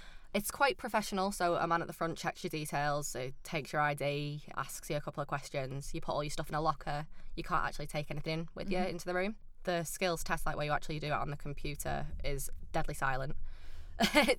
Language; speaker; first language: English; native; English